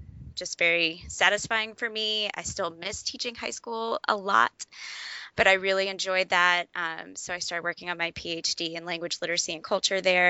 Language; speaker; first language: English; native; English